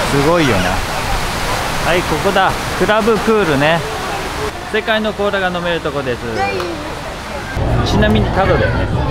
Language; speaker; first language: Japanese; native; Japanese